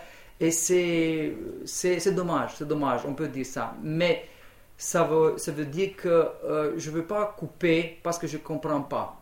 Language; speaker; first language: French; non-native, fluent; Romanian